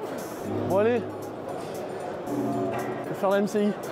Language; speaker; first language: French; native; French